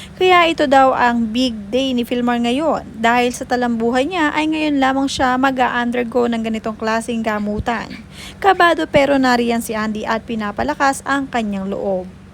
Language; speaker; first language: Filipino; native; Filipino